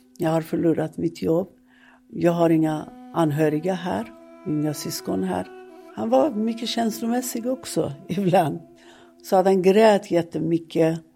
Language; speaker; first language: Swedish; non-native, fluent; Persian